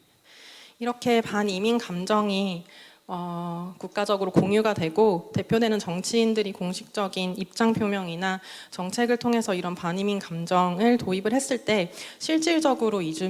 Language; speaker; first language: Korean; native; Korean